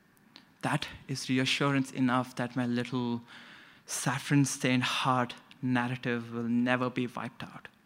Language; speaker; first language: English; non-native, local second language; Konkani